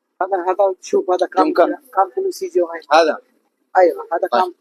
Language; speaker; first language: Arabic; non-native, learner; Bangla